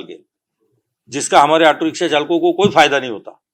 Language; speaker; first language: Hindi; non-native, local second language; Marathi